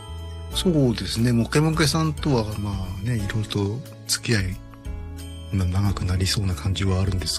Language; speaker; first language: Japanese; native; Japanese